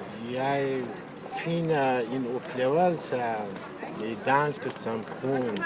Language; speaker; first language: Danish; non-native, learner; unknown